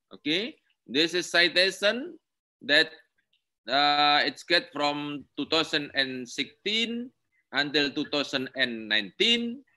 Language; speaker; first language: English; non-native, learner; Indonesian